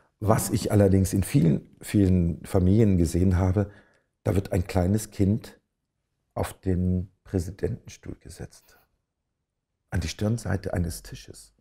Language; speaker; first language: German; native; German